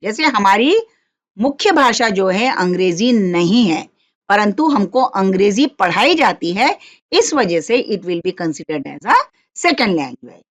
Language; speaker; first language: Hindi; non-native, local second language; Marathi